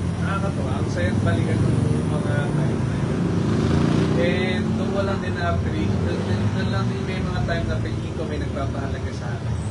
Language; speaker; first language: Filipino; native; Filipino